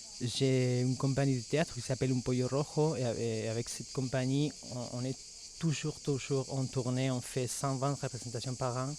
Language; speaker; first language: French; non-native, fluent; Spanish